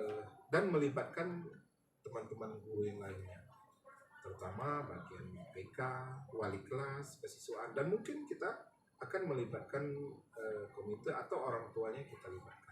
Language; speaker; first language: Indonesian; native; Indonesian